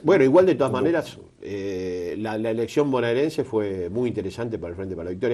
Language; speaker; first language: Spanish; native; Spanish